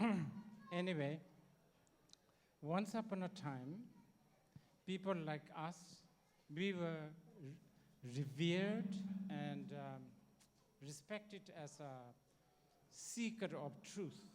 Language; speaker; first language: English; non-native, learner; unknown